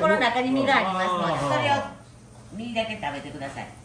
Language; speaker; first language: Japanese; native; Japanese